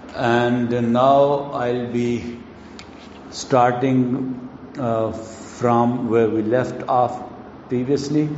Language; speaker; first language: English; non-native, local second language; Urdu